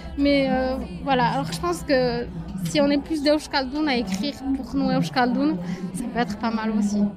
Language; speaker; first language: French; native; French